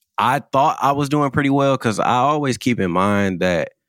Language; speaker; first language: English; native; English